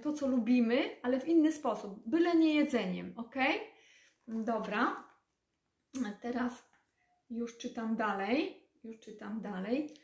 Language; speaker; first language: Polish; native; Polish